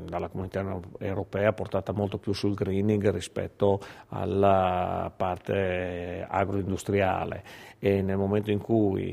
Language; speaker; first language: Italian; native; Italian